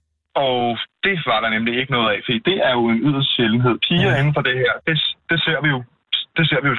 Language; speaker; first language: Danish; native; Danish